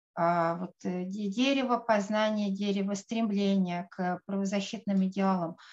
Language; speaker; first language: Russian; native; Russian